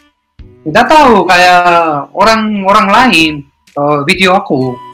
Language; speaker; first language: Indonesian; non-native, fluent; Hebrew